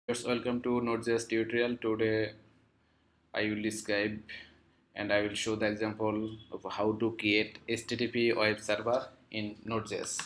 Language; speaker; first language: English; non-native, local second language; Bangla